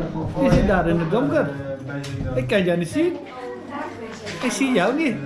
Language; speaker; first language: Dutch; non-native, learner; Khmer